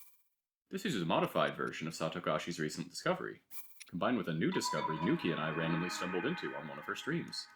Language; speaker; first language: English; native; English